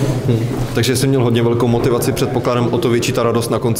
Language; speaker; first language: Czech; native; Czech